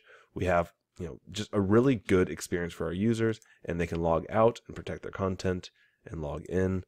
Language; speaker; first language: English; native; English